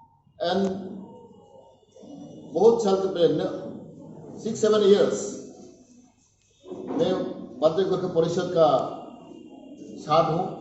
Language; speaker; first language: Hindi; non-native, local second language; Kok Borok